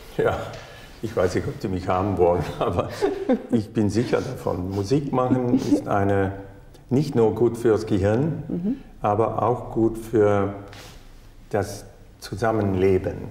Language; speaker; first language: German; non-native, fluent; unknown